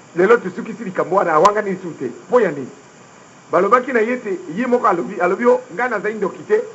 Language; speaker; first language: Lingala; native; Lingala